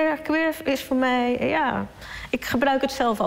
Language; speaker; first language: Dutch; early bilingual, other home language; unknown